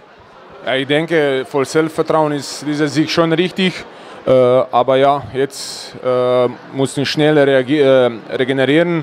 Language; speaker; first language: German; non-native, fluent; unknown